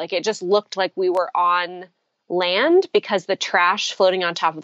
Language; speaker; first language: English; native; English